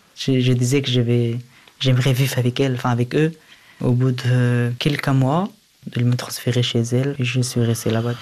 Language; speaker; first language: French; early bilingual, other home language; Persian